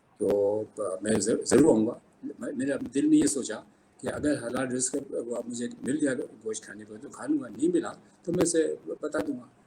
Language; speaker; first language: Urdu; native; Urdu